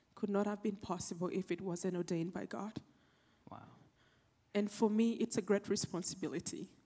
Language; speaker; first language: English; non-native, local second language; Acoli